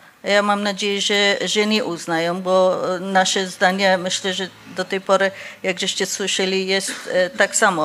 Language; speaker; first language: Polish; non-native, fluent; Persian